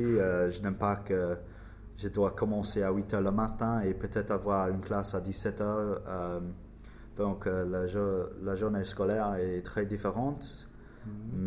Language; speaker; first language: French; non-native, learner; English